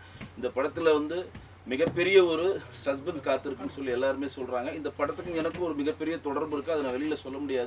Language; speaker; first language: Tamil; native; Tamil